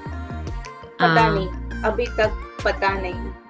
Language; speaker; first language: Hindi; native; Hindi